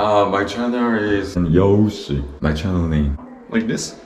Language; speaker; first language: English; non-native, learner; Korean